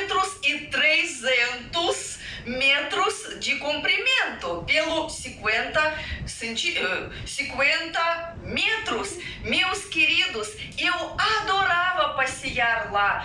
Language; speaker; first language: Portuguese; non-native, fluent; Russian